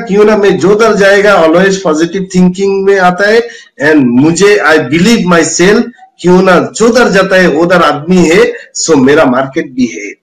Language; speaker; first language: Hindi; non-native, fluent; Bangla